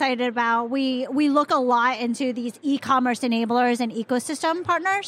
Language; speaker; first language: English; non-native, local second language; Cantonese